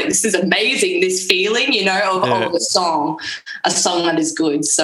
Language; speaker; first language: English; native; English